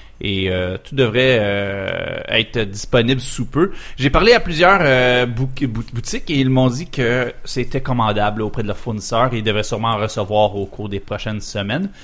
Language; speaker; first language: French; native; French